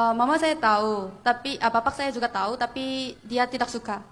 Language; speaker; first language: Indonesian; non-native, fluent; Korean